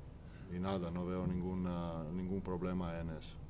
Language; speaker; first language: Spanish; non-native, fluent; Croatian